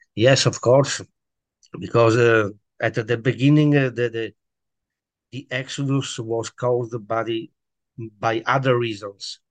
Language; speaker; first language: English; non-native, learner; Italian